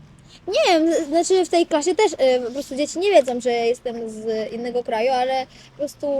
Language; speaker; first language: Polish; early bilingual, other home language; Russian